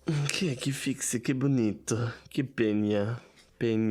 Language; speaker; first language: Portuguese; non-native, learner; German